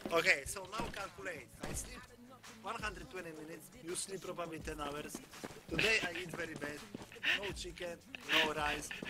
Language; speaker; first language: English; non-native, learner; Polish